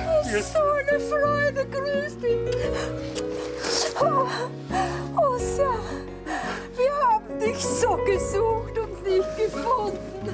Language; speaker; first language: German; native; German